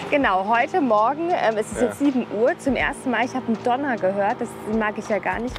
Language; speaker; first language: German; native; German